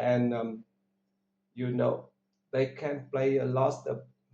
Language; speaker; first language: English; non-native, learner; Vietnamese